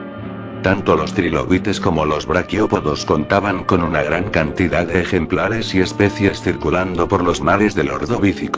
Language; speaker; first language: Spanish; native; Spanish